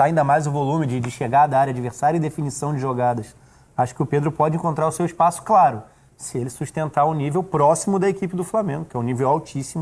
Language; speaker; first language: Portuguese; native; Portuguese